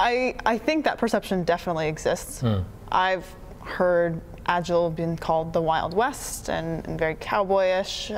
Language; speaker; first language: English; native; English